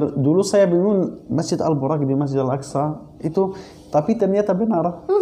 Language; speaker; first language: Indonesian; non-native, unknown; Arabic